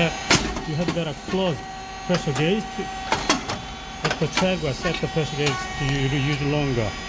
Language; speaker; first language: English; non-native, learner; Korean